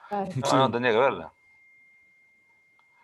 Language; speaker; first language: Spanish; native; Spanish